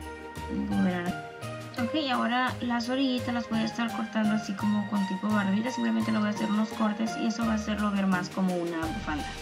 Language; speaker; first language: Spanish; native; Spanish